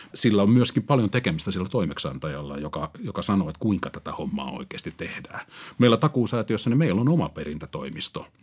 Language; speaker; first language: Finnish; native; Finnish